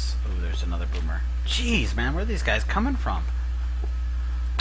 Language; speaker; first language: English; native; English